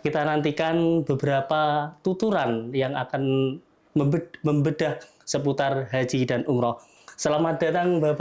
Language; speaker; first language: Indonesian; native; Indonesian